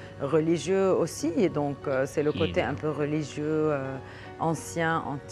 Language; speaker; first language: French; non-native, local second language; Arabic